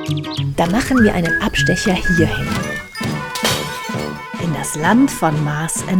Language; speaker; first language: German; native; German